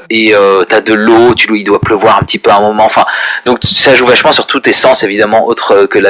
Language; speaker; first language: French; native; French